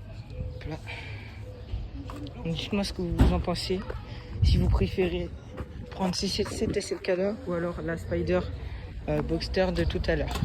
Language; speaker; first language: French; native; French